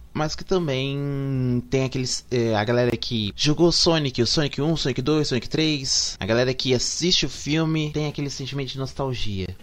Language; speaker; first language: Portuguese; native; Portuguese